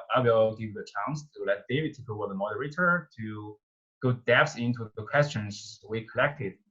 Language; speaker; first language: English; non-native, fluent; Chinese